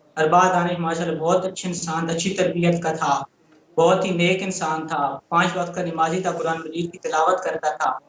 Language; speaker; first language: Urdu; non-native, local second language; Punjabi